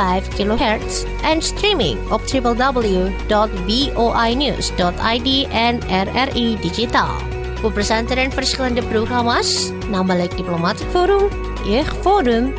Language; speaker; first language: Dutch; non-native, fluent; Indonesian